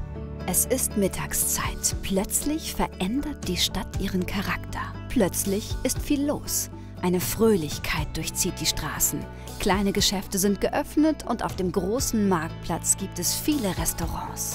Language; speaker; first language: German; native; German